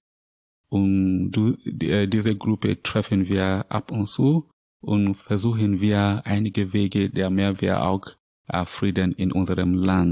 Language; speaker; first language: German; non-native, learner; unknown